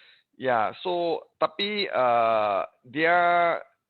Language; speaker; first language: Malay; non-native, learner; English